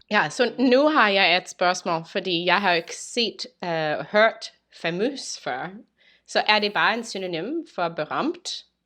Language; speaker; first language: Danish; non-native, fluent; English